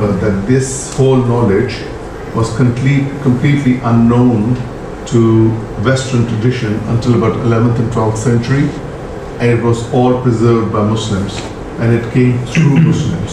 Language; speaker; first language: English; non-native, local second language; Punjabi